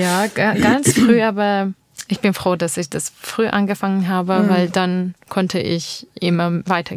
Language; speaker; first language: German; non-native, learner; Armenian